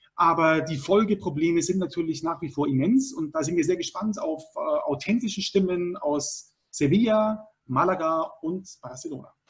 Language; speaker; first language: German; native; German